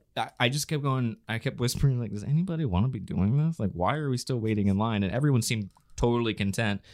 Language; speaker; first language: English; native; English